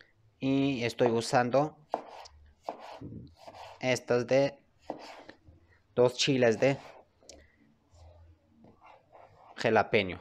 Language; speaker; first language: Spanish; non-native, learner; Turkish